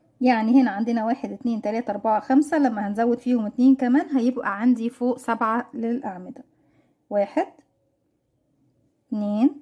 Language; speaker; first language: Arabic; native; Arabic